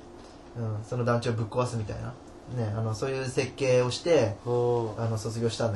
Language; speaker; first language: Japanese; native; Japanese